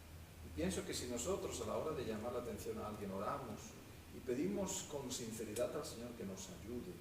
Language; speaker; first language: Spanish; native; Spanish